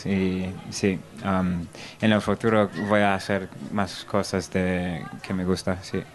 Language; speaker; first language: Spanish; non-native, learner; English